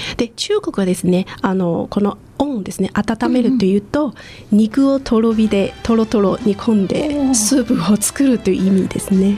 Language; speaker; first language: Japanese; non-native, fluent; Chinese